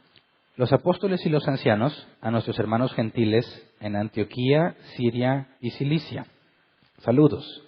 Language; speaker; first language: Spanish; native; Spanish